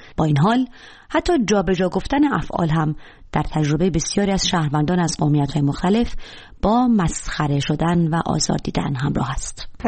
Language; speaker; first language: Persian; native; Persian